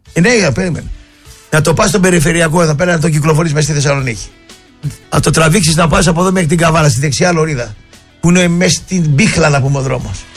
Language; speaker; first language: Greek; native; Greek